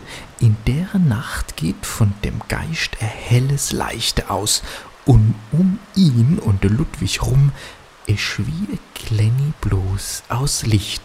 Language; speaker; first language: German; native; German